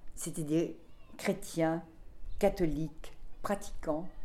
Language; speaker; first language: French; native; French